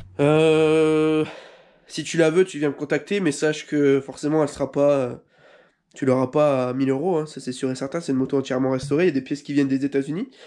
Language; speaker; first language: French; native; French